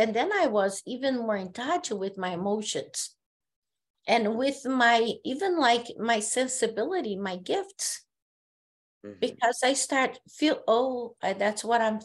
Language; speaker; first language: English; non-native, fluent; Portuguese